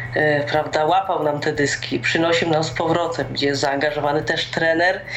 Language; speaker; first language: Polish; native; Polish